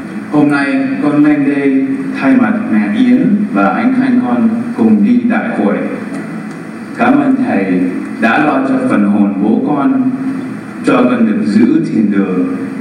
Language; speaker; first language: Vietnamese; early bilingual, heritage; Vietnamese